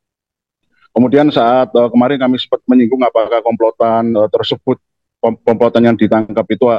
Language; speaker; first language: Indonesian; native; Indonesian